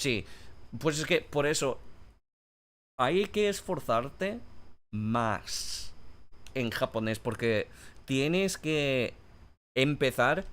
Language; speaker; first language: Spanish; non-native, learner; English